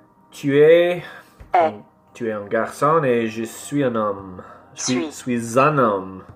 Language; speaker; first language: French; non-native, learner; English